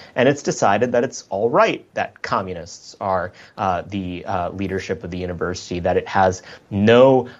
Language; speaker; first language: English; native; English